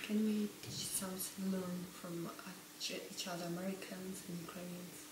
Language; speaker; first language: English; non-native, fluent; Ukrainian